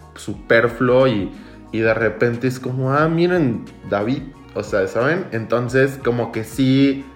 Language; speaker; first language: Spanish; native; Spanish